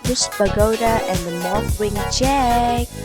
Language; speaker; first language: English; non-native, learner; Vietnamese